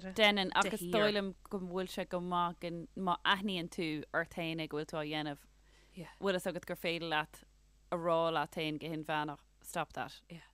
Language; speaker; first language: Irish; non-native, local second language; English